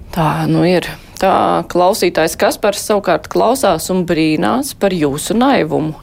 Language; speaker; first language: Latvian; native; Latvian